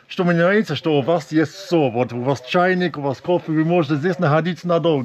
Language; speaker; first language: Russian; non-native, learner; English